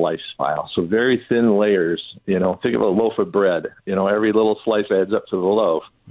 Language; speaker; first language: English; native; English